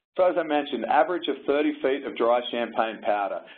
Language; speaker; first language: English; native; English